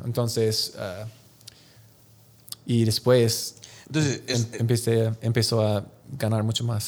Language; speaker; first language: Spanish; non-native, learner; English